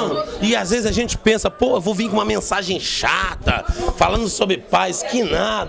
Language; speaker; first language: Portuguese; native; Portuguese